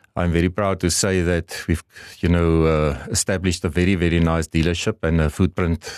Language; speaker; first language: English; non-native, local second language; Afrikaans